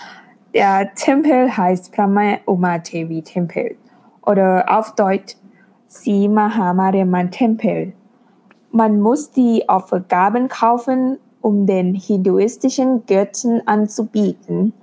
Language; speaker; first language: German; non-native, fluent; Thai